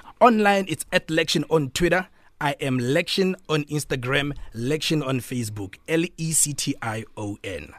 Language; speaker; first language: English; non-native, local second language; Tswana